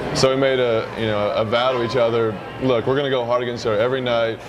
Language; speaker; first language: English; native; English